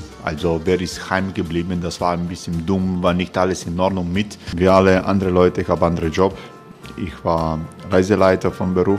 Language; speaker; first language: German; non-native, learner; Croatian